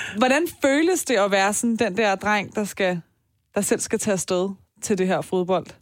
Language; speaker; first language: Danish; early bilingual, other home language; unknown